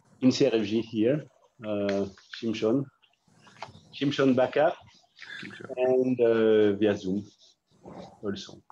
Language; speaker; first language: English; non-native, fluent; French